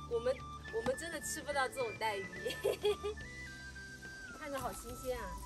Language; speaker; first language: Chinese; native; Chinese